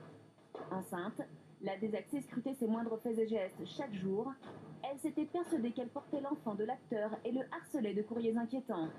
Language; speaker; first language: French; native; French